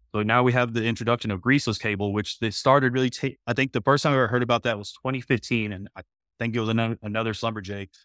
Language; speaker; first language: English; native; English